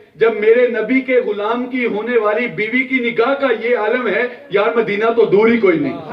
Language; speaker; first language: Urdu; non-native, local second language; Punjabi